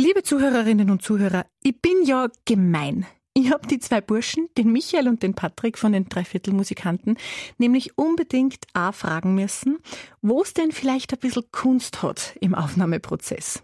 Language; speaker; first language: German; native; German